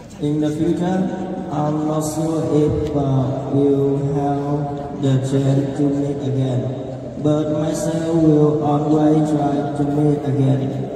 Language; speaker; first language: English; non-native, learner; Vietnamese